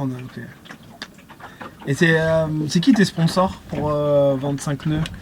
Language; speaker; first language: French; native; French